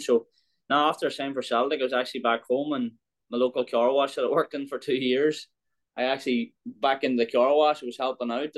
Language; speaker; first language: English; native; English